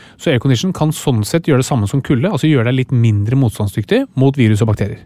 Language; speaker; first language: Norwegian; native; Norwegian